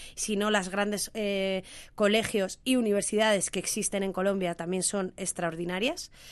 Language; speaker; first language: Spanish; native; Spanish